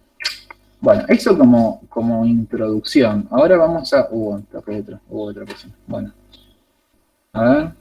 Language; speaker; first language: Spanish; native; Spanish